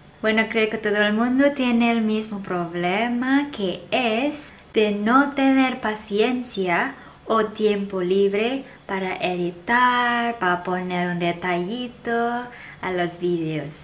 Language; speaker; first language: Spanish; non-native, fluent; Indonesian